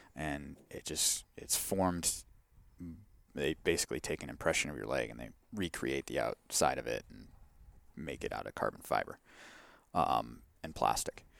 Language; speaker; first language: English; native; English